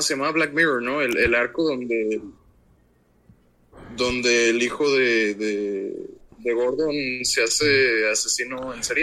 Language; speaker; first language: Spanish; native; Spanish